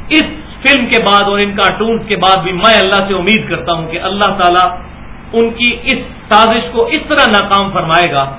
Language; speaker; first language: Urdu; non-native, local second language; Punjabi